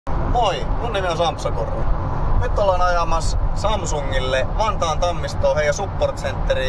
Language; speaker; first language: Finnish; native; Finnish